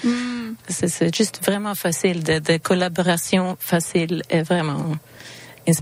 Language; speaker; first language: French; non-native, learner; Swedish